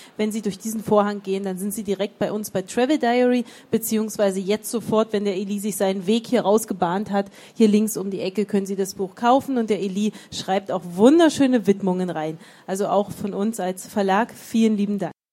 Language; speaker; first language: German; native; German